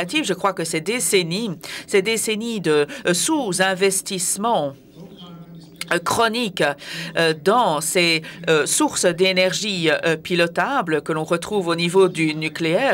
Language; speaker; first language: French; native; French